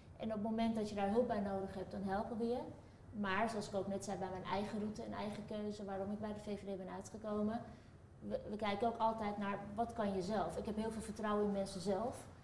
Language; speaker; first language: Dutch; early bilingual, other home language; Turkish